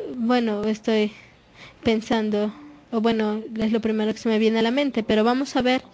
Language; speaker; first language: Spanish; non-native, fluent; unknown